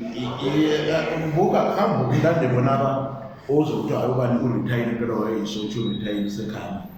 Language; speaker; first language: Zulu; native; Zulu